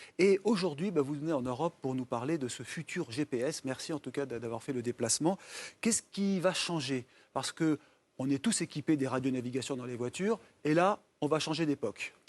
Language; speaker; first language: French; native; French